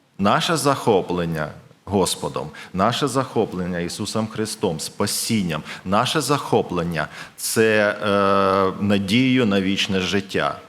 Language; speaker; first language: Ukrainian; non-native, local second language; Russian